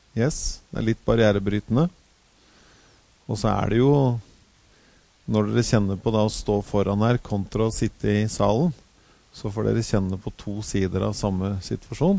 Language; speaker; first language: Norwegian; native; Norwegian